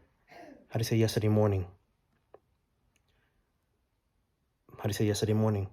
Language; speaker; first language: English; early bilingual, other home language; Vietnamese